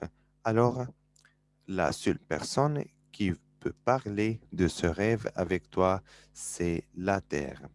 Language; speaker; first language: French; non-native, fluent; Arabic